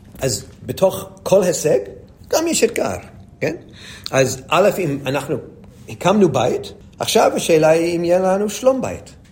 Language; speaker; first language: Hebrew; non-native, fluent; English